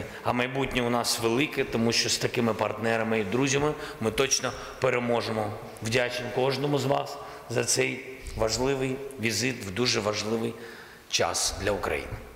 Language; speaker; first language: Ukrainian; non-native, local second language; Russian